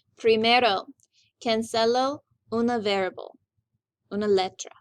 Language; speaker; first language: Spanish; non-native, learner; English